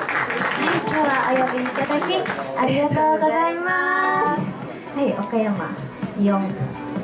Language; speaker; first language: Japanese; native; Japanese